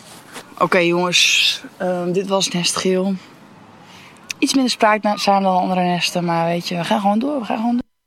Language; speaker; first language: Dutch; native; Dutch